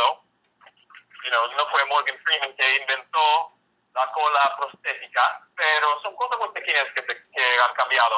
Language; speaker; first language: Spanish; non-native, fluent; English